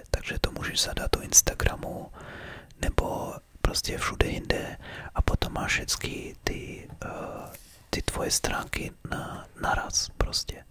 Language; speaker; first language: Czech; early bilingual, heritage; Czech